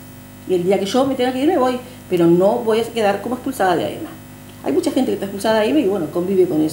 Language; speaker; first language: Spanish; native; Spanish